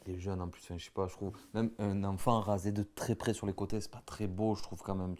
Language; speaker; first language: French; native; French